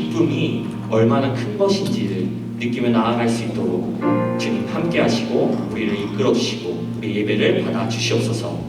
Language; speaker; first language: Korean; native; Korean